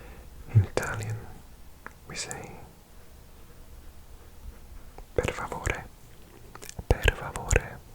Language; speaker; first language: Italian; non-native, learner; English